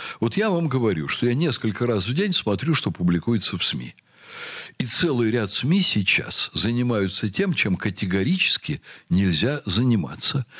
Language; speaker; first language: Russian; native; Russian